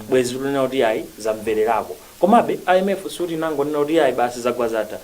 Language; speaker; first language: Nyanja; native; Nyanja